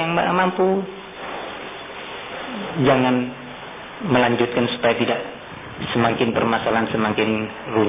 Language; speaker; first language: Indonesian; native; Indonesian